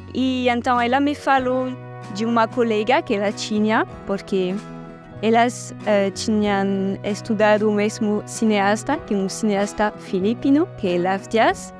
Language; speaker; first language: Portuguese; non-native, fluent; French